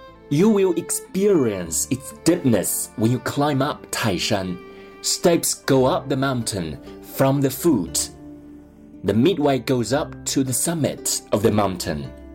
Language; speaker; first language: English; non-native, fluent; Chinese